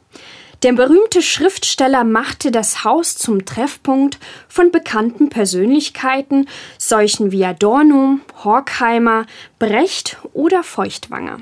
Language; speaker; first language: German; native; German